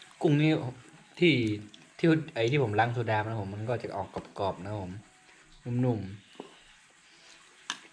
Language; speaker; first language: Thai; native; Thai